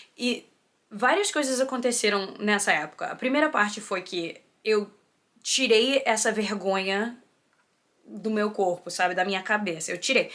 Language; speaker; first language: Portuguese; early bilingual, heritage; Portuguese